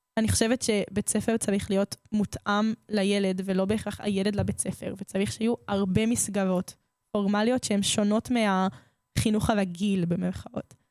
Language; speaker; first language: Hebrew; native; Hebrew